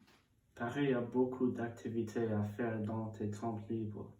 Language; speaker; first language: French; non-native, learner; English